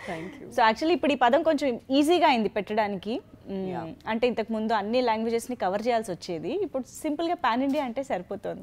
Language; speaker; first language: Telugu; native; Telugu